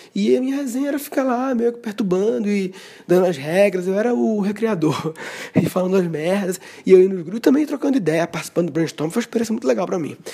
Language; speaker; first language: Portuguese; native; Portuguese